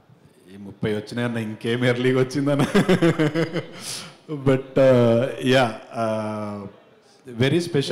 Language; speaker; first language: Telugu; native; Telugu